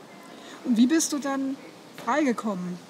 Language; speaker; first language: German; native; German